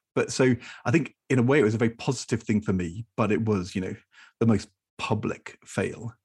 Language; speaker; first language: English; native; English